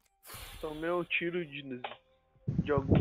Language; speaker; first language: Portuguese; native; Portuguese